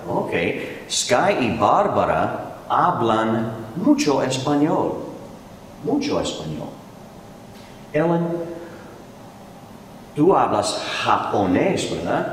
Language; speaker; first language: Spanish; non-native, fluent; English